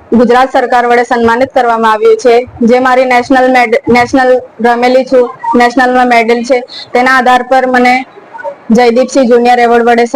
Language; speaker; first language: Gujarati; native; Gujarati